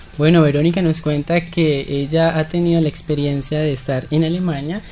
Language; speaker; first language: Spanish; native; Spanish